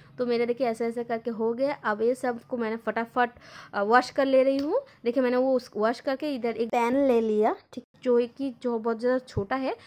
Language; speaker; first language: Hindi; non-native, local second language; Bangla